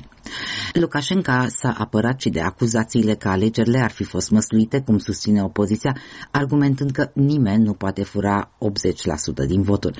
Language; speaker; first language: Romanian; native; Romanian